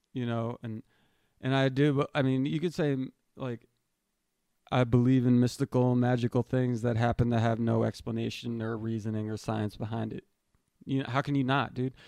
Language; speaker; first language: English; native; English